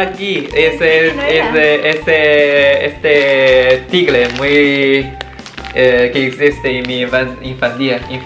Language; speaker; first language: Spanish; non-native, learner; Chinese